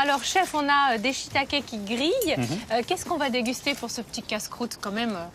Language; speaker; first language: French; native; French